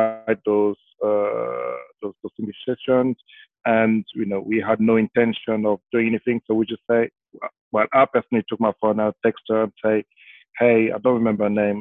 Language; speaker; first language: English; non-native, fluent; French